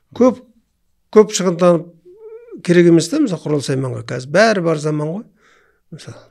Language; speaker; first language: Kazakh; native; Kazakh